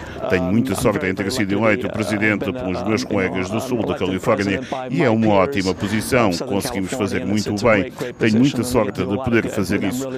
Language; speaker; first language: Portuguese; early bilingual, heritage; Portuguese